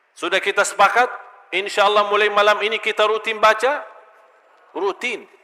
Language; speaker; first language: Malay; non-native, fluent; Arabic